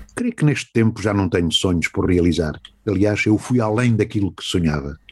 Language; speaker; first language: Portuguese; native; Portuguese